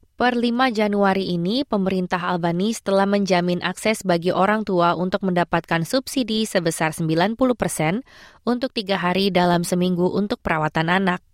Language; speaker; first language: Indonesian; native; Indonesian